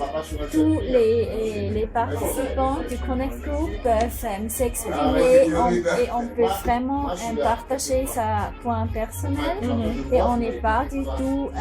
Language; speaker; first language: French; non-native, fluent; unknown